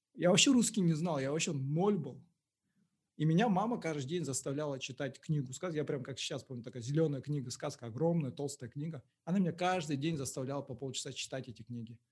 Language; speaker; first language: Russian; non-native, local second language; Kazakh